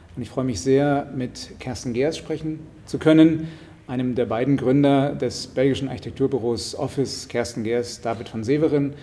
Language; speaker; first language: German; native; German